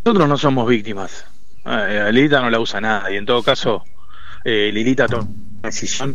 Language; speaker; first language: Spanish; native; Spanish